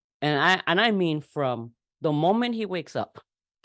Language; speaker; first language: English; native; English